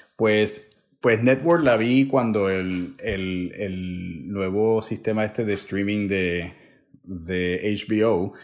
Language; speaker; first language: Spanish; native; Spanish